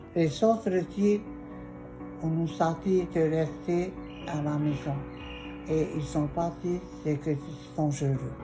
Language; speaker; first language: French; non-native, local second language; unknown